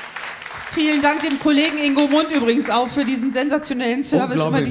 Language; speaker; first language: German; native; German